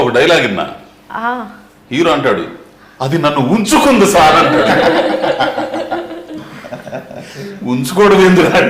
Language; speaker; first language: Telugu; native; Telugu